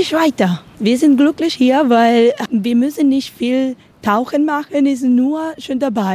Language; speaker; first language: German; non-native, learner; Spanish